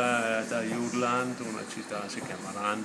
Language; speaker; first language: Italian; non-native, fluent; Danish